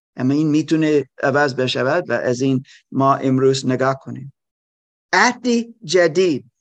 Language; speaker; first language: Persian; non-native, learner; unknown